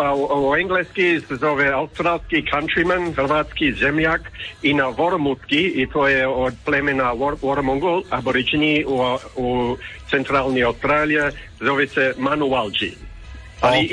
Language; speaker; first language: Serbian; early bilingual, heritage; English